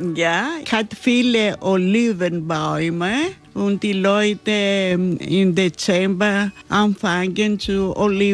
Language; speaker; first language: German; non-native, learner; Greek